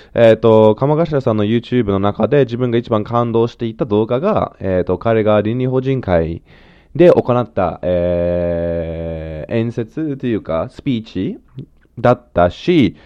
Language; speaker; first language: Japanese; non-native, fluent; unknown